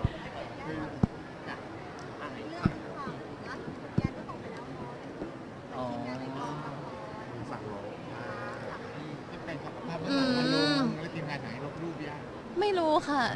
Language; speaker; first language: Thai; native; Thai